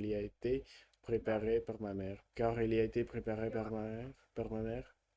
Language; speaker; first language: French; non-native, learner; Russian